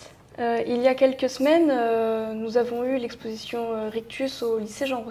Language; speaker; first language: French; native; French